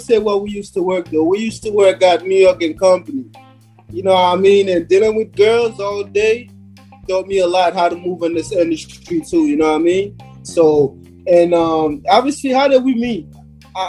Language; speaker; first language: English; early bilingual, other home language; French